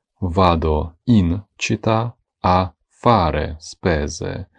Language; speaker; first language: Italian; non-native, fluent; Ukrainian